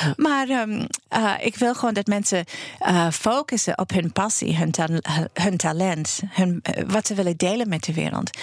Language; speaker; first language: Dutch; non-native, fluent; English